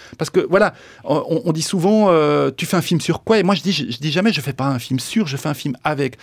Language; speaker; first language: French; early bilingual, other home language; Spanish